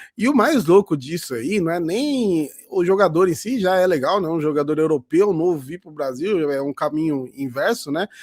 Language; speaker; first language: Portuguese; native; Portuguese